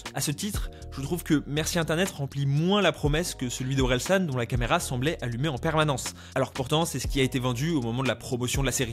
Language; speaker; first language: French; native; French